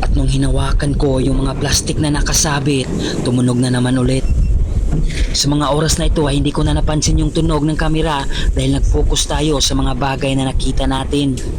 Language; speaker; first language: Filipino; non-native, local second language; Cebuano